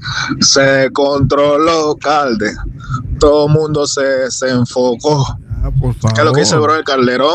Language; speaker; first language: Spanish; native; Spanish